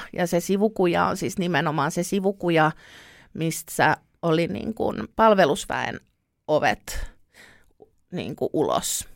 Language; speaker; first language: Finnish; early bilingual, other home language; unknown